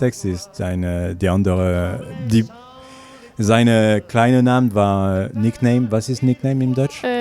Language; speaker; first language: German; non-native, learner; French